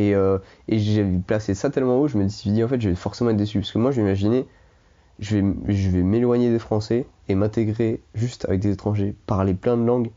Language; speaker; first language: French; native; French